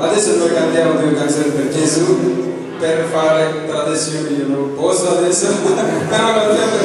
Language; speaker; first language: Italian; non-native, learner; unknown